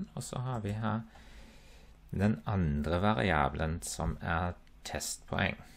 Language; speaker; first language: Norwegian; non-native, fluent; German